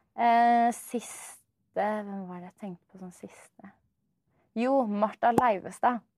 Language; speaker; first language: Norwegian; native; Norwegian